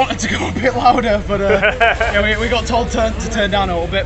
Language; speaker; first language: English; native; English